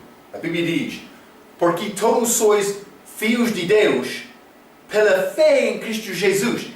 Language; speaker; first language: Portuguese; non-native, learner; English